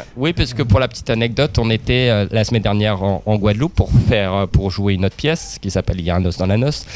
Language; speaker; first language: French; native; French